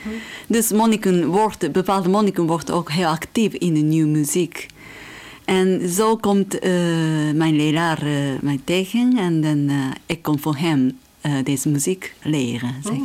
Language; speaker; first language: Dutch; non-native, fluent; Japanese